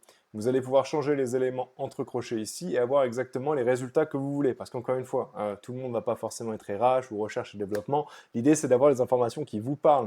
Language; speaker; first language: French; native; French